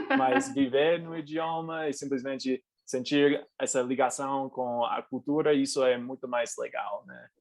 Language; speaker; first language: Portuguese; non-native, fluent; English